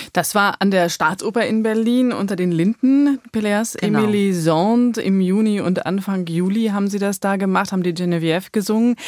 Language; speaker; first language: German; native; German